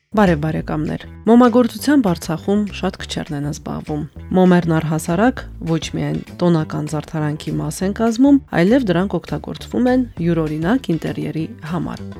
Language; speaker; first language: Armenian; native; Armenian